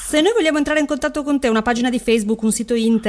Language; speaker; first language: Italian; native; Italian